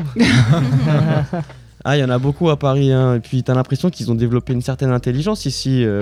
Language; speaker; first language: French; native; French